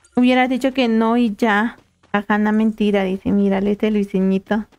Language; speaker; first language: Spanish; native; Spanish